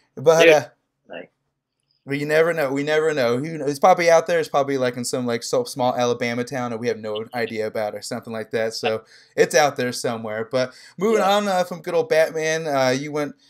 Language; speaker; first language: English; native; English